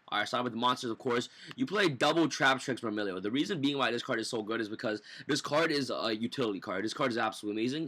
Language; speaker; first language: English; native; English